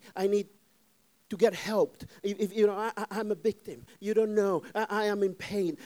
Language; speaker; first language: English; non-native, fluent; Spanish